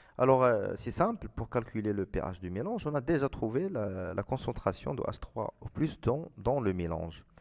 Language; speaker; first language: French; non-native, local second language; Arabic